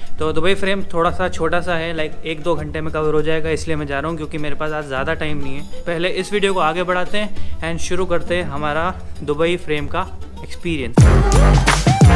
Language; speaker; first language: Hindi; native; Hindi